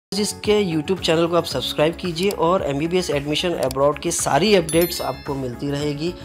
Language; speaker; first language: Hindi; non-native, local second language; Marathi